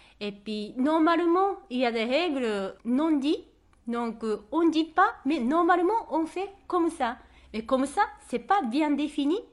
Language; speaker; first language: French; non-native, fluent; Japanese